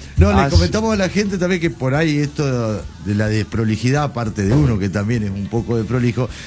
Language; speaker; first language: Spanish; native; Spanish